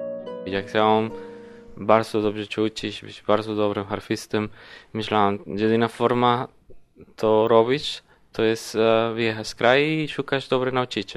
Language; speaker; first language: Polish; non-native, learner; Spanish